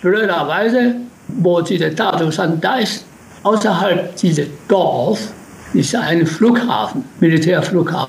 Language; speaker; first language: German; non-native, learner; Japanese